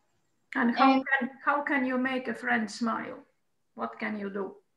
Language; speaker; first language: English; non-native, fluent; Croatian